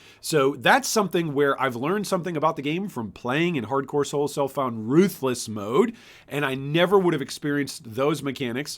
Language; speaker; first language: English; native; English